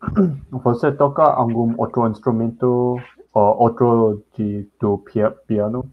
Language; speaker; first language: Portuguese; non-native, learner; English